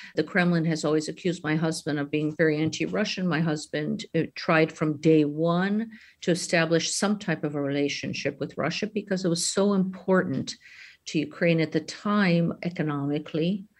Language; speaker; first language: English; native; English